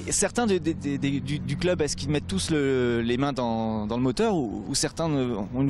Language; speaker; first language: French; native; French